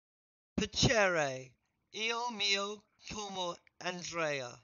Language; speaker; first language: Italian; non-native, learner; English